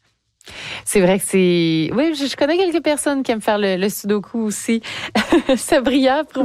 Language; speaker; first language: French; native; French